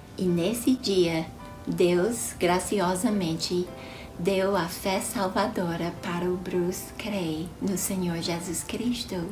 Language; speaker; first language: Portuguese; non-native, fluent; English